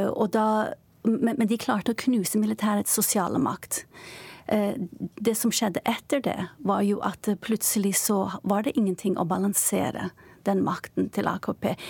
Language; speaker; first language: Norwegian; non-native, fluent; Turkish